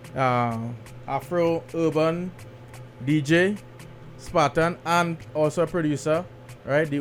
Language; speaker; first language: English; native; English